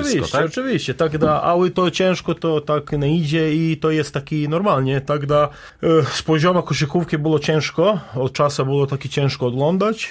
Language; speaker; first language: Polish; non-native, learner; Serbian